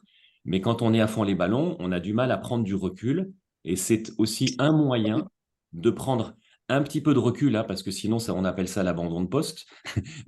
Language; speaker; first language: French; native; French